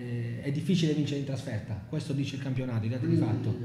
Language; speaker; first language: Italian; native; Italian